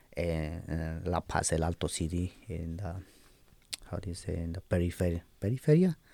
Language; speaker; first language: English; non-native, learner; Spanish